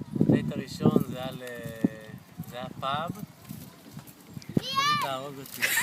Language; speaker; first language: Hebrew; native; Hebrew